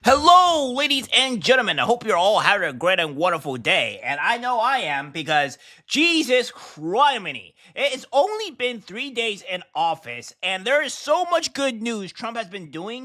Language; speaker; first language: English; native; English